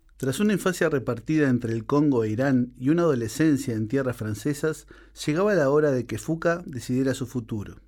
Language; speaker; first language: Spanish; native; Spanish